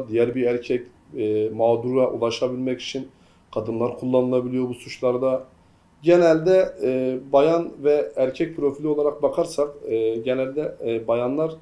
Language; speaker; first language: Turkish; native; Turkish